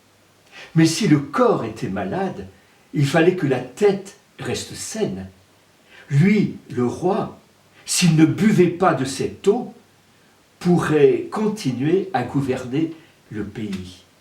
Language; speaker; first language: French; native; French